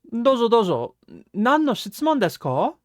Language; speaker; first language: Japanese; non-native, fluent; English